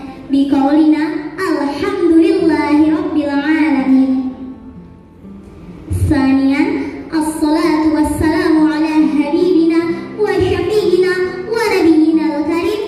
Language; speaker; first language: Arabic; non-native, learner; Indonesian